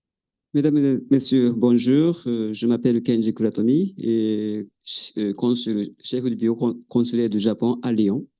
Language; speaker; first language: French; non-native, fluent; Japanese